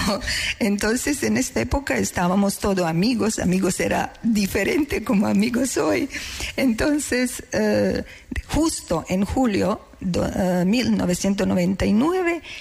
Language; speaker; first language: Spanish; non-native, learner; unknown